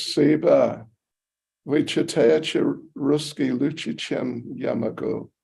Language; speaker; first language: Russian; non-native, learner; English